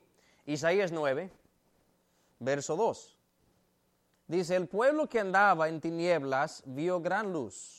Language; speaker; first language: Spanish; native; Spanish